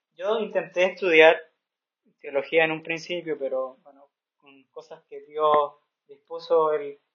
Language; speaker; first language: Spanish; native; Spanish